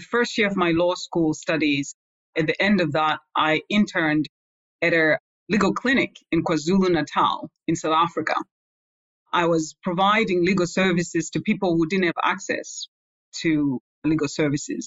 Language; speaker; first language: English; non-native, local second language; Shona